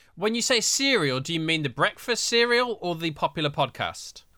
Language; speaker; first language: English; native; English